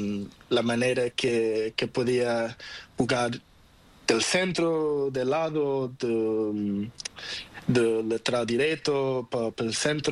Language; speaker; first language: Spanish; non-native, learner; Portuguese